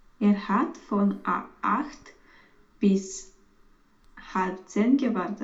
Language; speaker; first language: German; non-native, learner; Romanian